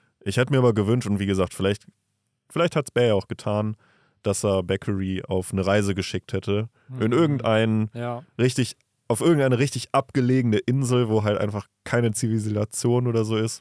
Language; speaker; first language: German; native; German